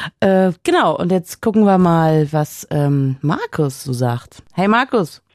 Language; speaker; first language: German; native; German